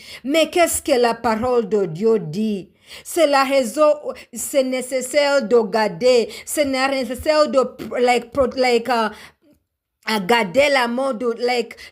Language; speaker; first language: French; non-native, learner; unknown